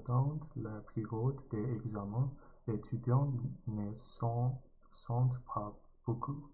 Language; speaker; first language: French; non-native, learner; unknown